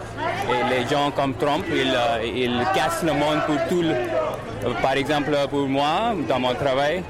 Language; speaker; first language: French; non-native, fluent; English